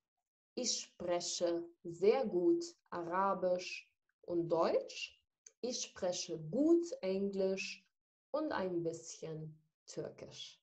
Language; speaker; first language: German; non-native, fluent; Arabic